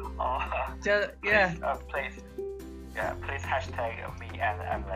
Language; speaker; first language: English; non-native, learner; Korean